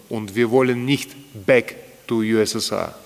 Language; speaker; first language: German; non-native, learner; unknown